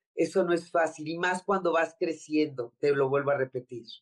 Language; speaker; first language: Spanish; native; Spanish